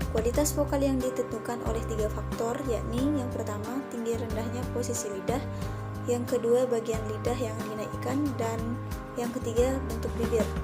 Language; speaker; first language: Indonesian; non-native, local second language; Madurese